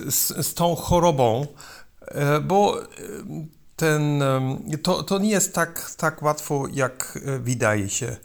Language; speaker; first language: Polish; non-native, learner; German